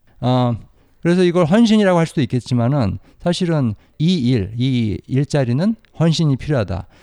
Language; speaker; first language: Korean; native; Korean